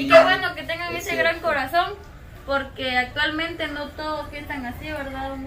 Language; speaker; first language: Spanish; native; Spanish